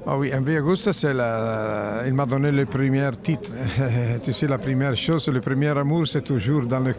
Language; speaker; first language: French; non-native, fluent; Italian